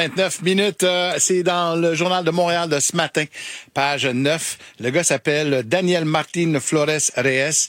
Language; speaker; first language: French; native; French